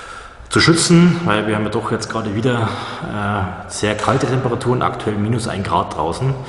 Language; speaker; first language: German; native; German